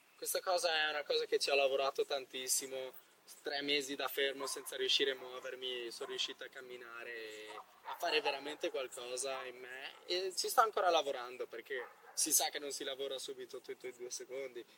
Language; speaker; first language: Italian; non-native, fluent; Polish